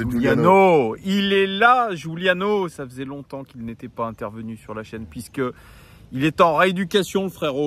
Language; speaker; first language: French; native; French